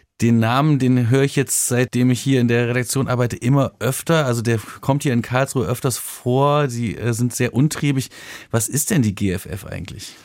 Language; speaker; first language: German; native; German